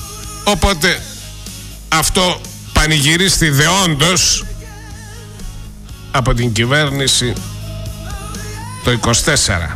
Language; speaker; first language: Greek; native; Greek